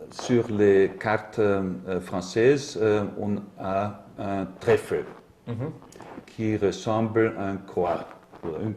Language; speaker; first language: French; non-native, learner; German